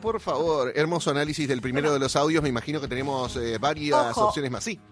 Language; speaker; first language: Spanish; native; Spanish